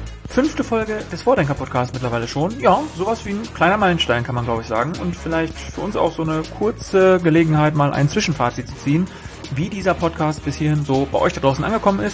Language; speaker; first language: German; native; German